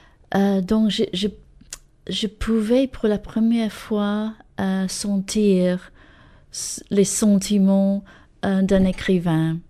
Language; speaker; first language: French; non-native, fluent; English